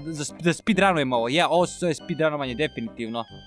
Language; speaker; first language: Serbian; native; Serbian